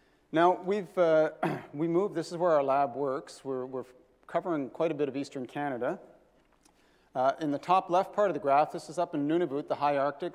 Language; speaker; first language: English; native; English